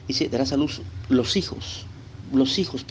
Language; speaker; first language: Spanish; native; Spanish